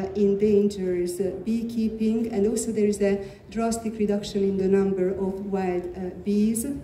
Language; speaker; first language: English; non-native, fluent; Hungarian